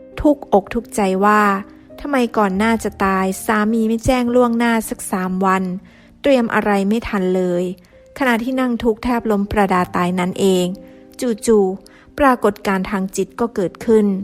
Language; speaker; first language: Thai; native; Thai